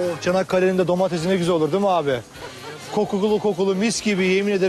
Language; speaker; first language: Turkish; native; Turkish